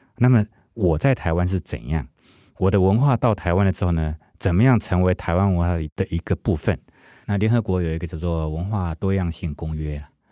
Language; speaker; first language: Chinese; non-native, local second language; Hakka Chinese